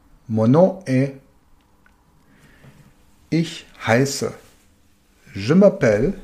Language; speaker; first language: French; non-native, fluent; German